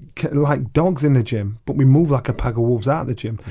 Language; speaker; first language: English; native; English